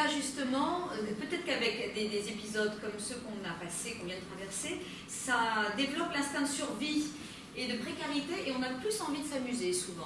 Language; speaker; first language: French; native; French